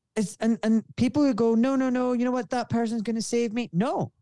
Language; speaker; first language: English; native; English